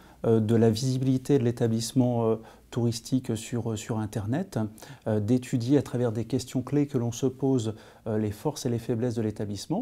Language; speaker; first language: French; native; French